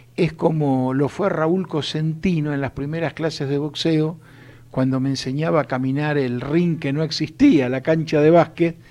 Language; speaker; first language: Spanish; native; Spanish